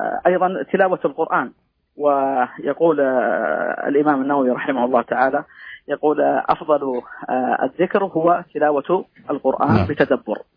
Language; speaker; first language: Arabic; native; Arabic